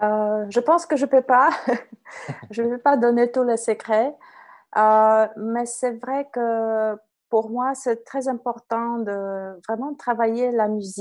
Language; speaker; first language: French; non-native, fluent; Polish